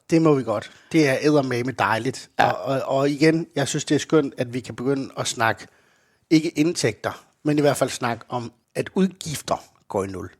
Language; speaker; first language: Danish; native; Danish